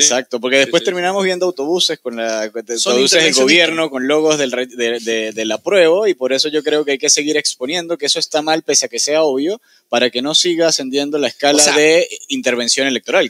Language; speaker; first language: Spanish; native; Spanish